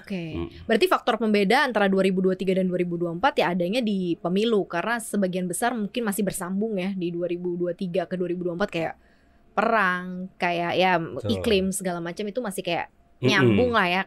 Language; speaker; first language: Indonesian; native; Indonesian